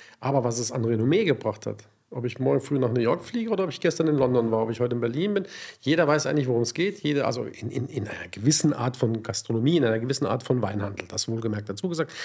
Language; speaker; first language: German; native; German